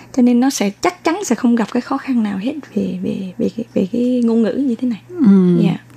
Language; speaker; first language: Vietnamese; native; Vietnamese